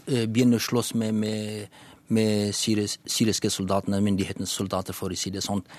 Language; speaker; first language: Norwegian; non-native, fluent; Kurdish